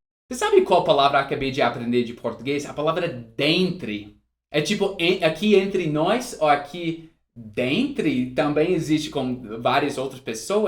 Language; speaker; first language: Portuguese; non-native, fluent; English